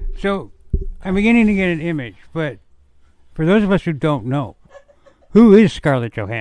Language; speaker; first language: English; native; English